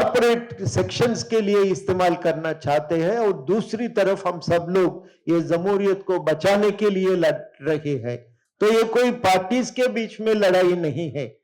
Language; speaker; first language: Hindi; non-native, local second language; Telugu